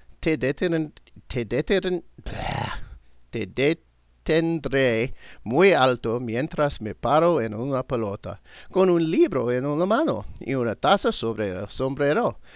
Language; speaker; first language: Spanish; non-native, learner; English